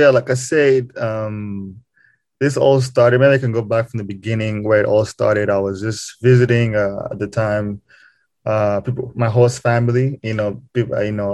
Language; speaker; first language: English; non-native, local second language; Kinyarwanda